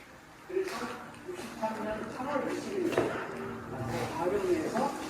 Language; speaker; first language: Korean; native; Korean